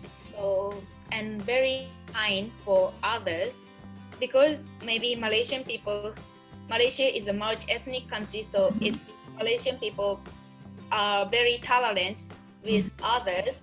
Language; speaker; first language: English; non-native, learner; Japanese